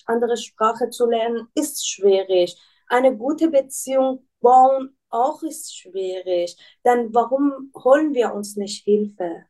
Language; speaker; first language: German; non-native, learner; Persian